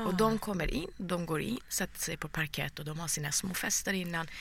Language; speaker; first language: Swedish; early bilingual, other home language; Persian